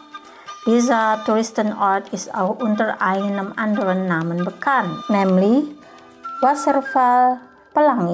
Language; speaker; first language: German; non-native, fluent; Indonesian